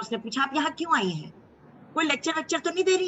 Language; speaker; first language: Hindi; native; Hindi